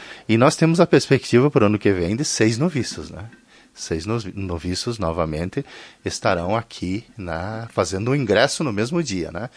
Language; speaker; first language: Portuguese; native; Portuguese